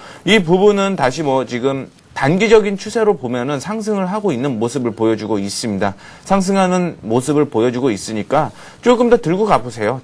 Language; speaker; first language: Korean; native; Korean